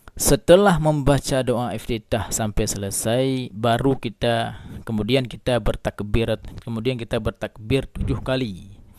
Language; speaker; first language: Malay; non-native, local second language; Achinese